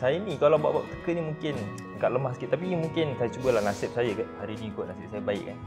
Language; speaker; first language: Malay; native; Malay